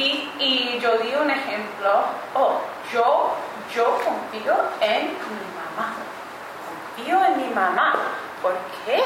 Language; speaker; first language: Spanish; non-native, fluent; English